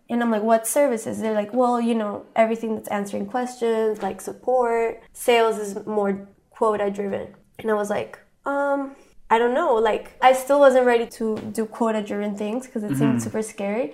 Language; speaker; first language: English; early bilingual, other home language; Spanish